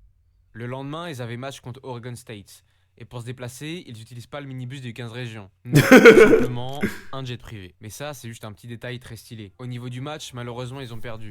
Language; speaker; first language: French; native; French